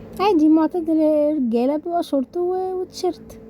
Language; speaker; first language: Arabic; native; Arabic